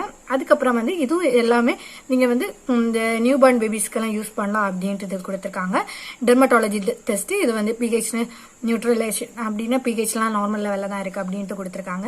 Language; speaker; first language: Tamil; native; Tamil